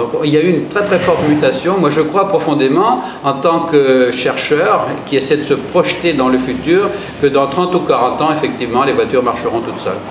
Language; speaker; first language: French; native; French